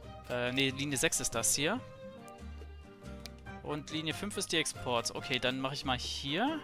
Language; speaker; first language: German; native; German